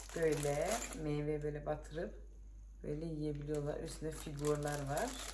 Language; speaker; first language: Turkish; early bilingual, heritage; Turkish